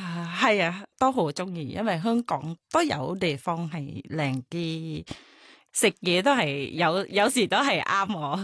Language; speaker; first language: Cantonese; non-native, learner; Thai